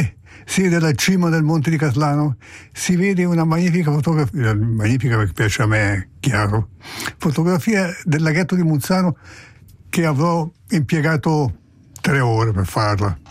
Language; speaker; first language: Italian; native; Italian